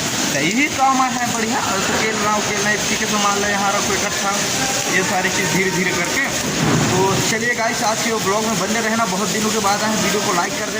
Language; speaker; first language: Hindi; non-native, local second language; Chhattisgarhi